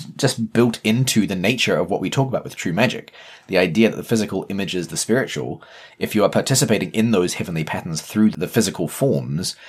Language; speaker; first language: English; native; English